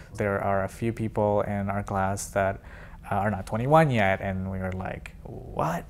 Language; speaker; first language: English; early bilingual, other home language; Spanish